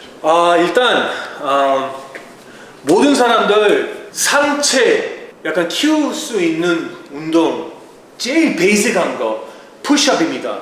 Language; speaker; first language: Korean; early bilingual, heritage; Korean